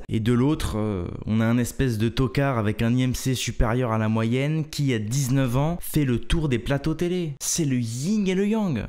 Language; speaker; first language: French; native; French